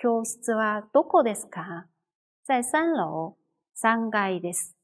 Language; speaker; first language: Japanese; non-native, fluent; Chinese